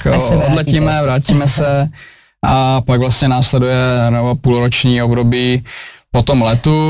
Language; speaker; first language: Czech; native; Czech